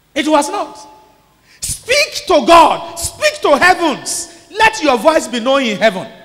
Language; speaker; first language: English; non-native, local second language; Yoruba